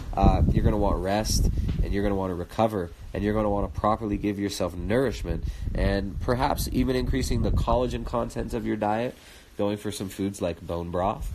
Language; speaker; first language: English; native; English